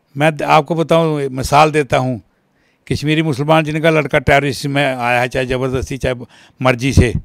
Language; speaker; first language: Hindi; non-native, local second language; Kashmiri